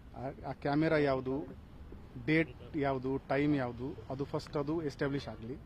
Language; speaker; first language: Kannada; non-native, fluent; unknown